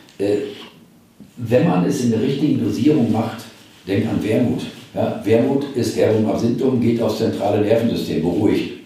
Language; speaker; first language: German; native; German